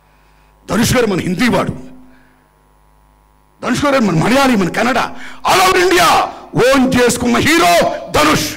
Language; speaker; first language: Telugu; native; Telugu